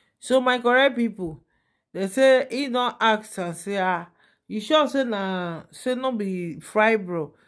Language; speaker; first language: Nigerian Pidgin; native; Nigerian Pidgin